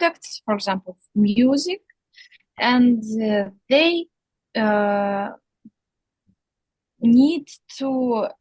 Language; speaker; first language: English; non-native, learner; Russian